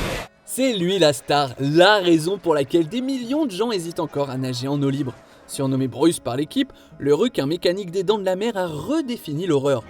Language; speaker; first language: French; native; French